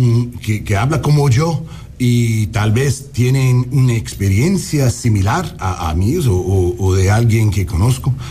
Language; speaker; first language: Spanish; non-native, learner; English